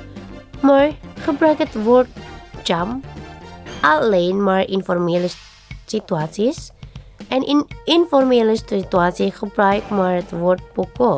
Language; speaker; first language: Dutch; non-native, learner; Indonesian